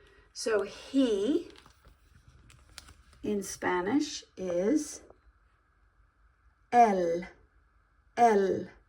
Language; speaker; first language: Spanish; non-native, learner; English